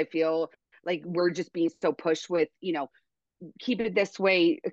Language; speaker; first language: English; native; English